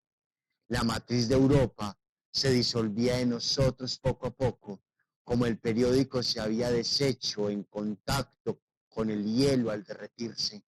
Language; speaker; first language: Spanish; native; Spanish